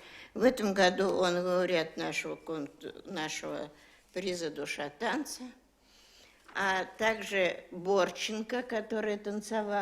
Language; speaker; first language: Russian; native; Russian